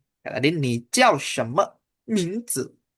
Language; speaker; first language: Chinese; non-native, fluent; Indonesian